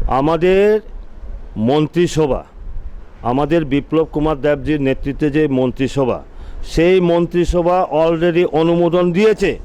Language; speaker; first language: Bangla; non-native, local second language; Chakma